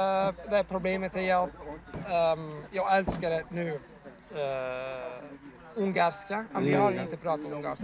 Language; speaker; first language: Swedish; non-native, fluent; Italian